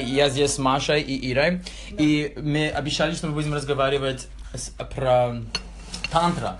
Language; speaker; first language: Russian; non-native, learner; English